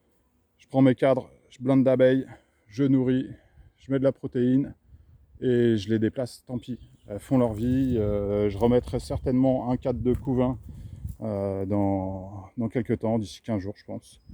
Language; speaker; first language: French; native; French